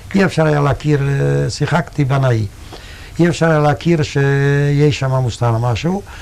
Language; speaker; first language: Hebrew; non-native, fluent; Yiddish